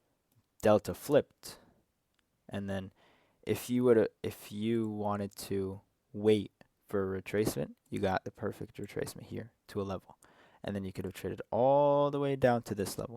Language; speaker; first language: English; native; English